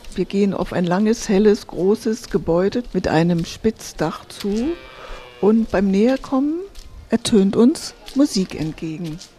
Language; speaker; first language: German; native; German